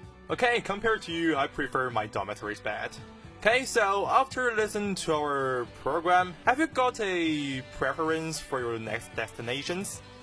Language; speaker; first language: English; non-native, learner; Chinese